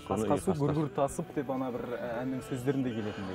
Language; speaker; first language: Kazakh; native; Kazakh